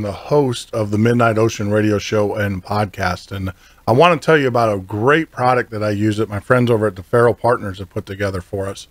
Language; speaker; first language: English; native; English